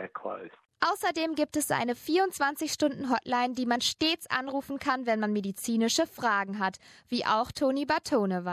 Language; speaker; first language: German; native; German